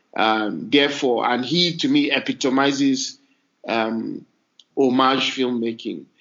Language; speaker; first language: English; non-native, local second language; Hausa